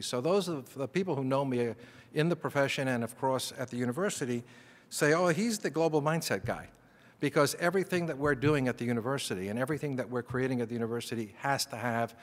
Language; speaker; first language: English; native; English